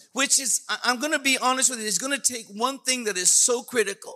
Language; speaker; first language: English; early bilingual, other home language; Spanish